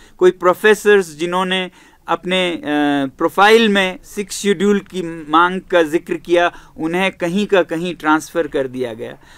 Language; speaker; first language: Hindi; non-native, local second language; Ladakhi